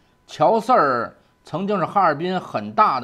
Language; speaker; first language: Chinese; native; Chinese